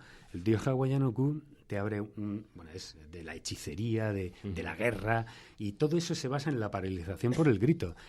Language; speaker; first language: Spanish; native; Spanish